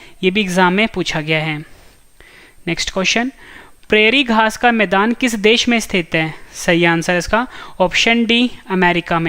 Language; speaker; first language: Hindi; native; Hindi